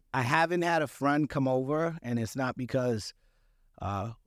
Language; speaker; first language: English; early bilingual, other home language; Spanish